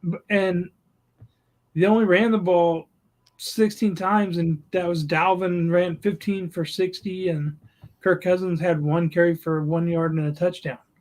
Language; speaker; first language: English; native; English